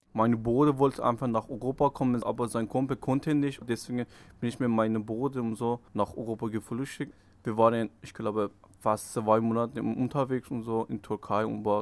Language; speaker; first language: German; non-native, learner; Persian